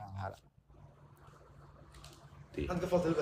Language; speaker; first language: Arabic; native; Arabic